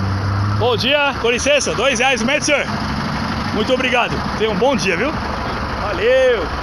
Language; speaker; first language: Portuguese; native; Portuguese